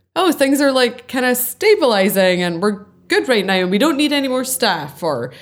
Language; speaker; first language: English; native; English